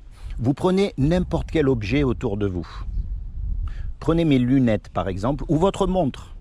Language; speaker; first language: French; native; French